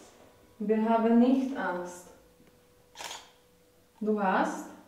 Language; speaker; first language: German; non-native, learner; Slovak